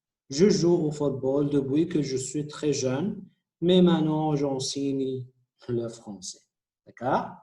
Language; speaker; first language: French; non-native, fluent; Arabic